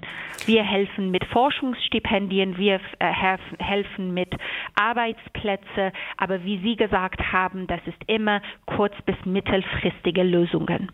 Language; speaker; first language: German; non-native, fluent; Persian